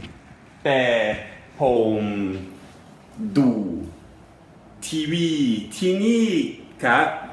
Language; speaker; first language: Thai; non-native, learner; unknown